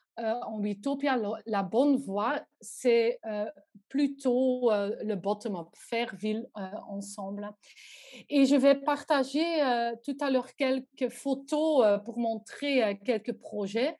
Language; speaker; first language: French; non-native, local second language; Dutch